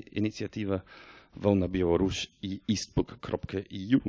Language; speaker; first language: Polish; non-native, fluent; English